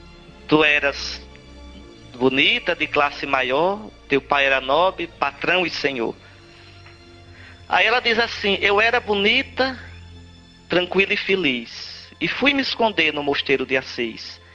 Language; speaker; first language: Portuguese; native; Portuguese